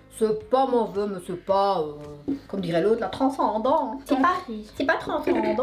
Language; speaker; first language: French; native; French